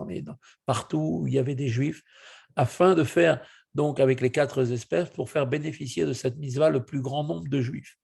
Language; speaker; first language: French; native; French